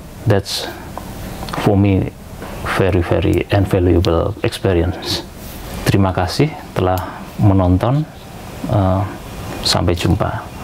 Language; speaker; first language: English; non-native, learner; Indonesian